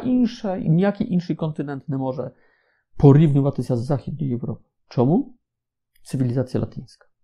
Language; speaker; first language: Ukrainian; non-native, fluent; Polish